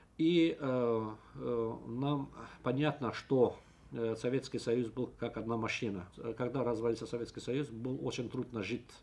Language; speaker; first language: Russian; non-native, local second language; Azerbaijani